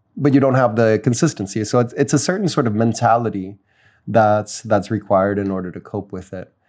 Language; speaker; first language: English; native; English